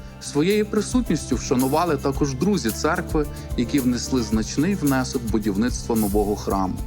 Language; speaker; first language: Ukrainian; native; Ukrainian